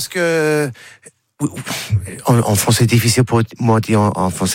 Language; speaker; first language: French; non-native, learner; English